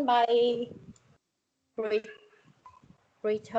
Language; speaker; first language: English; non-native, learner; Vietnamese